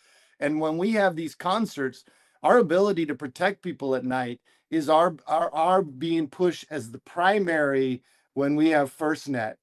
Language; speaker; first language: English; native; English